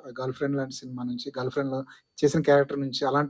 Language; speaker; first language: Telugu; native; Telugu